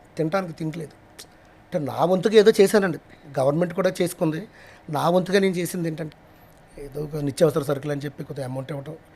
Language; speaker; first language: Telugu; native; Telugu